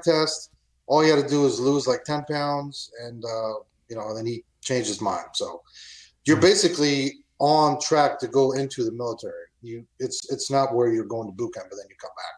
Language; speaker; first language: English; non-native, fluent; German